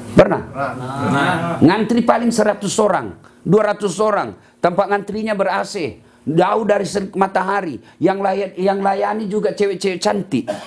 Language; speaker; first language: Malay; non-native, local second language; Buginese